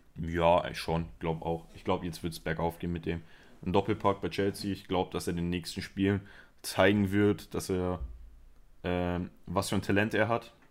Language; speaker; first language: German; early bilingual, other home language; Spanish